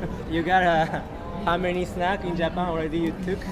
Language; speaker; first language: English; non-native, learner; Japanese